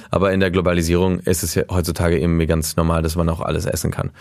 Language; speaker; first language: German; early bilingual, heritage; German